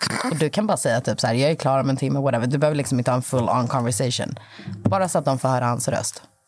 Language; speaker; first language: Swedish; native; Swedish